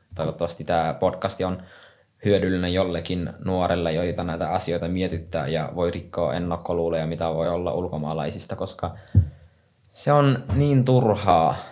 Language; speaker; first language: Finnish; non-native, fluent; Somali